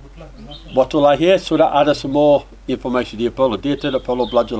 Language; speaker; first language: Indonesian; non-native, learner; English